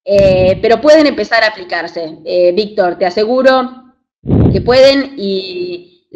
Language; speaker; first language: Spanish; native; Spanish